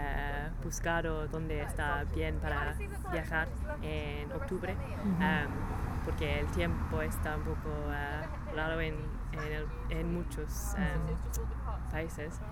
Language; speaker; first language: Spanish; non-native, learner; English